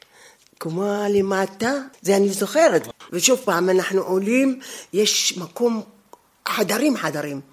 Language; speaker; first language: Hebrew; non-native, fluent; Arabic